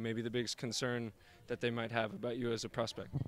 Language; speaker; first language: English; native; English